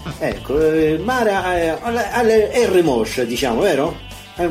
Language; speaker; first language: Italian; native; Italian